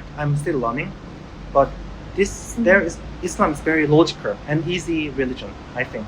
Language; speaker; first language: English; non-native, learner; Korean